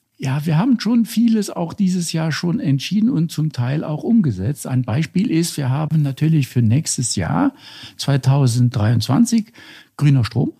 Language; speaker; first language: German; non-native, local second language; Luxembourgish